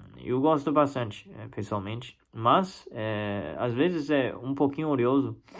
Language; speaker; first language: Portuguese; non-native, fluent; Chinese